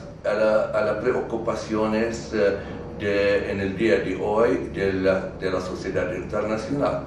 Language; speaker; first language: Spanish; non-native, fluent; Arabic